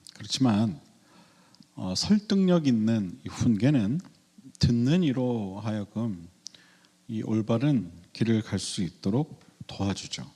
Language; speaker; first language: Korean; native; Korean